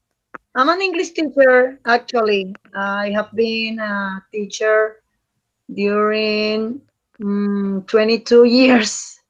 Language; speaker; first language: English; non-native, learner; Spanish